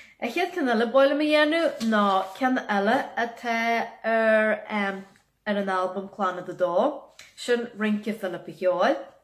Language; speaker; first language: Irish; native; Irish